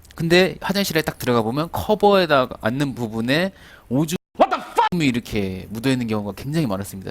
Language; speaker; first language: Korean; native; Korean